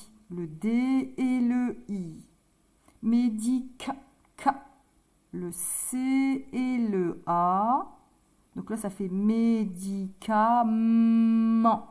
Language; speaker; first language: French; native; French